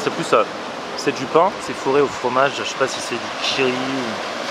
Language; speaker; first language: French; native; French